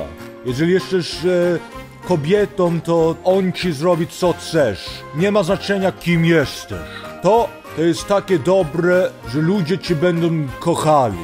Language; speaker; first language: Polish; early bilingual, heritage; Polish